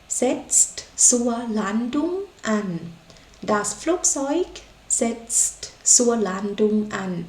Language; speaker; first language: German; non-native, learner; Thai